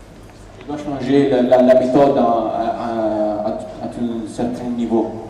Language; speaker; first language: French; non-native, learner; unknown